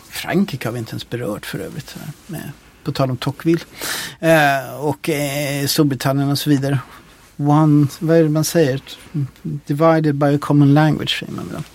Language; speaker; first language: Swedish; native; Swedish